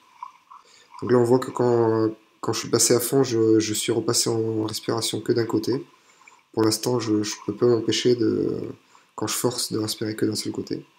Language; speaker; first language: French; native; French